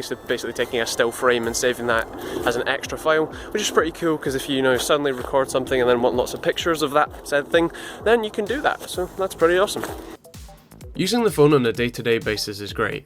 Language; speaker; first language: English; native; English